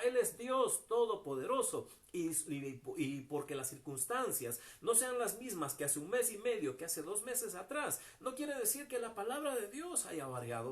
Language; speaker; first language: Spanish; native; Spanish